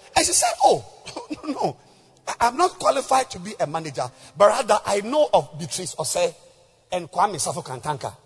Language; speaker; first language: English; non-native, local second language; Akan